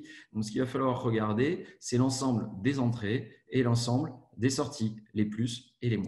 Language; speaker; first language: French; native; French